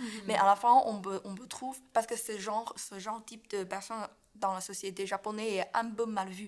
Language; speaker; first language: French; non-native, learner; Chinese